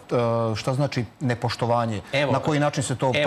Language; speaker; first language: Serbian; native; Serbian